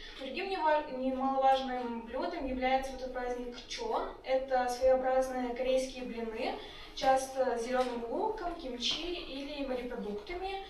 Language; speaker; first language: Russian; native; Russian